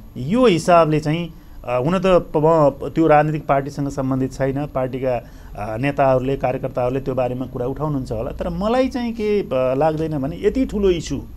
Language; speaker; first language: Nepali; native; Nepali